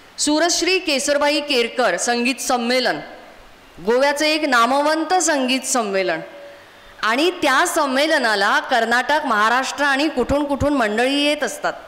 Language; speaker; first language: Marathi; non-native, local second language; Konkani